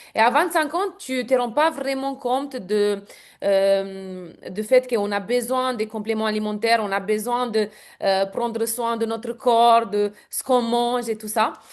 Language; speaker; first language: French; non-native, fluent; Romanian